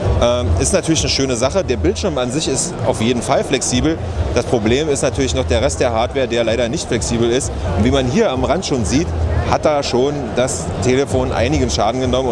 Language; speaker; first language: German; native; German